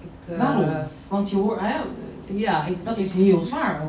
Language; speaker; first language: Dutch; native; Dutch